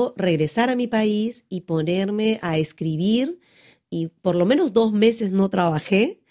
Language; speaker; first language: Spanish; native; Spanish